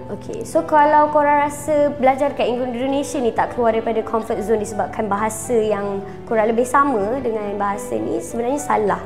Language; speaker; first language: Malay; native; Malay